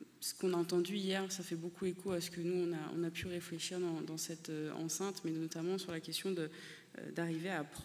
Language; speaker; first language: French; native; French